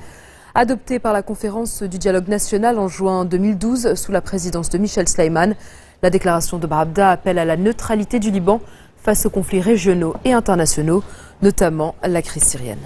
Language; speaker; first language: French; non-native, local second language; Arabic